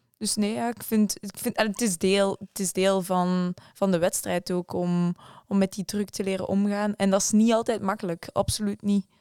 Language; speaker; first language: Dutch; native; Dutch